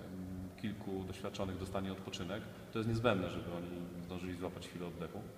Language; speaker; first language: Polish; native; Polish